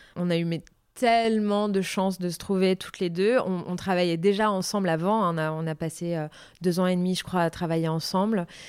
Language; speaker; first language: French; native; French